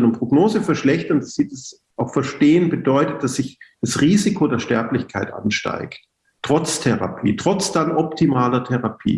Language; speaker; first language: German; native; German